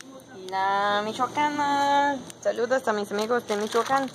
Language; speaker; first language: Spanish; non-native, learner; English